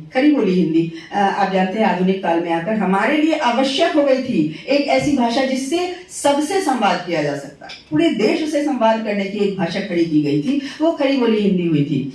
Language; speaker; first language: Hindi; non-native, local second language; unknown